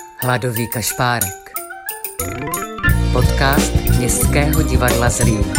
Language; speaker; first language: Czech; native; Czech